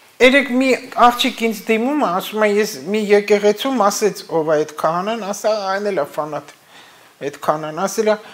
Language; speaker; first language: Armenian; native; Armenian